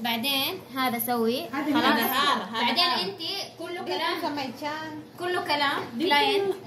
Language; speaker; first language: Arabic; non-native, learner; Filipino